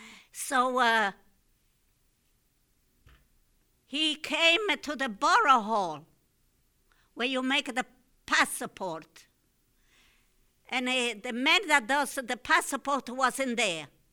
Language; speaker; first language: English; non-native, fluent; Italian